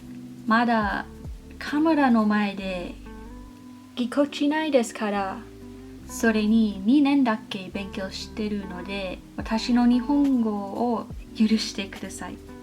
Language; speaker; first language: Japanese; non-native, learner; English